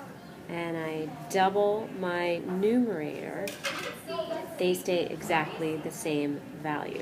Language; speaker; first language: English; native; English